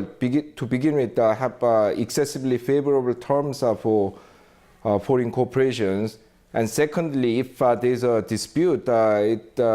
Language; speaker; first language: English; non-native, fluent; Korean